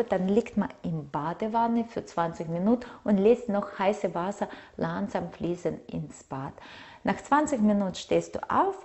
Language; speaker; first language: German; non-native, fluent; Russian